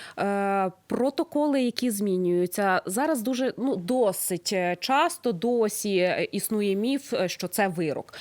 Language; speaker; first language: Ukrainian; native; Ukrainian